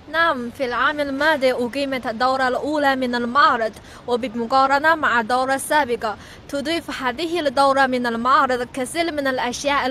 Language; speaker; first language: Arabic; non-native, fluent; Chinese